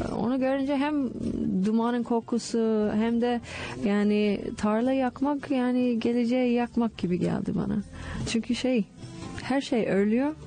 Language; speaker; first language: Turkish; non-native, fluent; English